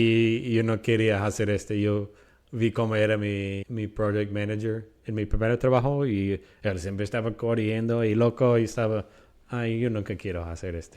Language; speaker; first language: Spanish; non-native, fluent; English